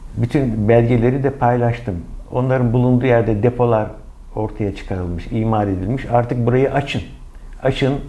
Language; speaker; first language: Turkish; native; Turkish